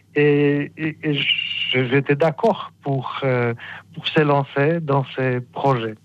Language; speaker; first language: French; non-native, fluent; Polish